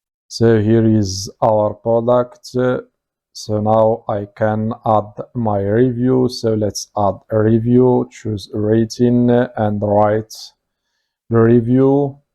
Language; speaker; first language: English; non-native, fluent; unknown